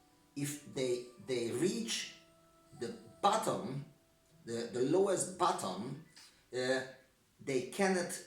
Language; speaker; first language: English; non-native, learner; Hungarian